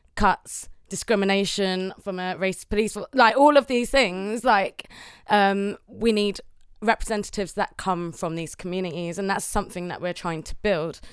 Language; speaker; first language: English; native; English